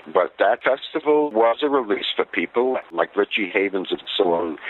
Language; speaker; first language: English; native; English